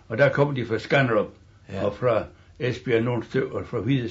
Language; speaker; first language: Danish; native; Danish